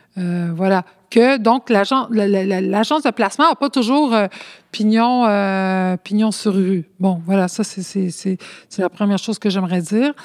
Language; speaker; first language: French; early bilingual, other home language; Spanish